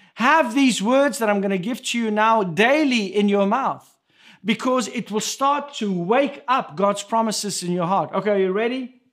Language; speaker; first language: English; non-native, local second language; Afrikaans